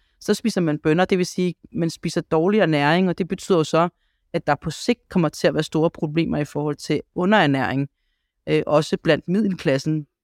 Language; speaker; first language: Danish; early bilingual, other home language; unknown